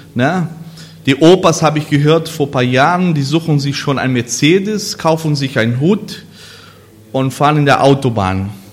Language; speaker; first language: German; non-native, learner; Portuguese